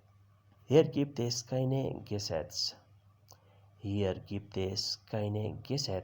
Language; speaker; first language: German; non-native, learner; Urdu